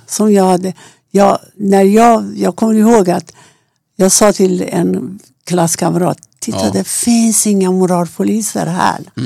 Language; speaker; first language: Swedish; non-native, fluent; Persian